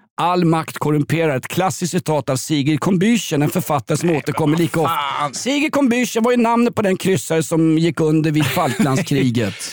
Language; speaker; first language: Swedish; native; Swedish